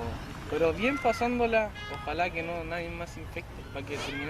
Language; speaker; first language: Spanish; native; Spanish